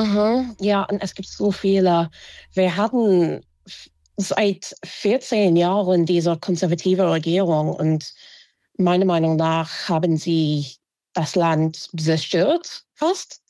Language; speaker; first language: German; non-native, fluent; English